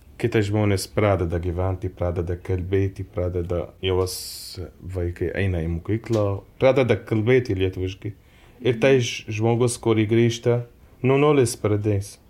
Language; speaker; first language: Lithuanian; non-native, learner; Arabic